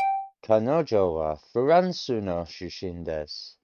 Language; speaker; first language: Japanese; non-native, learner; English